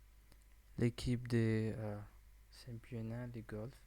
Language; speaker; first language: French; non-native, learner; English